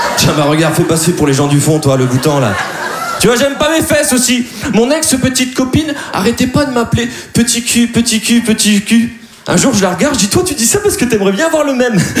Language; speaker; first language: French; native; French